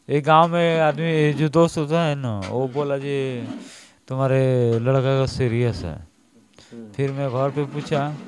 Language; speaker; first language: Hindi; native; Hindi